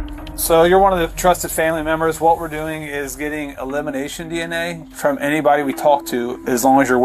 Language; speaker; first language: English; native; English